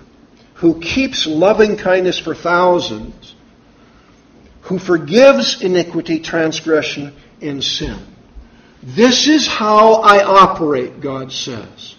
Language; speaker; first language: English; native; English